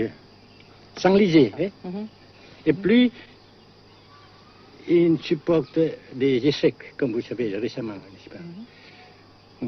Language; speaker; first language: French; non-native, fluent; Vietnamese